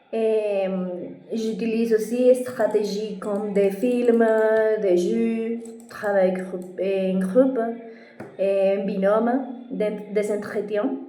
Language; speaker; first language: French; non-native, fluent; Spanish